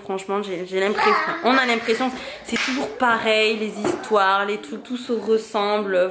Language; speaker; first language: French; native; French